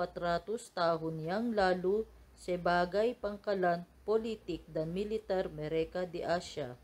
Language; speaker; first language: Indonesian; non-native, learner; Filipino